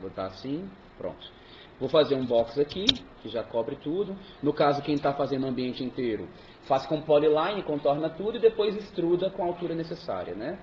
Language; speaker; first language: Portuguese; native; Portuguese